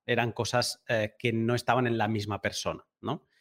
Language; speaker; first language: Spanish; native; Spanish